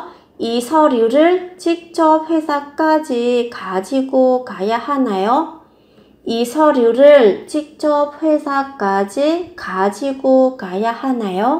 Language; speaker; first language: Korean; non-native, fluent; Vietnamese